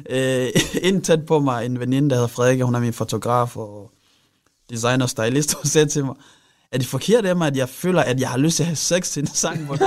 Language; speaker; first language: Danish; early bilingual, other home language; Rundi